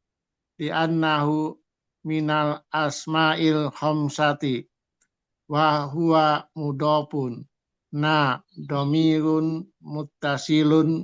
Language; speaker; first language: Arabic; non-native, learner; Indonesian